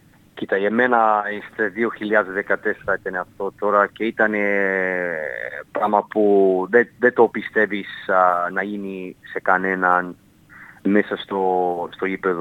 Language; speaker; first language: Greek; early bilingual, heritage; Greek